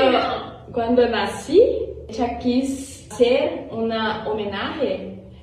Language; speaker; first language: Spanish; non-native, learner; Portuguese